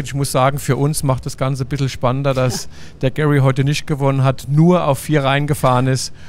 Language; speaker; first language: German; native; German